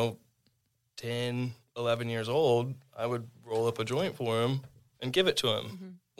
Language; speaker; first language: English; native; English